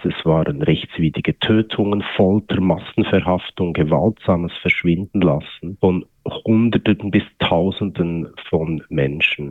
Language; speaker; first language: German; native; German